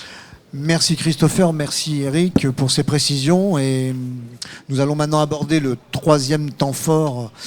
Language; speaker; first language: French; native; French